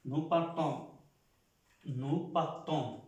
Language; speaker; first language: French; non-native, fluent; Spanish